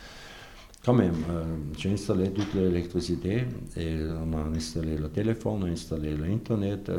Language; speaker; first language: French; non-native, fluent; German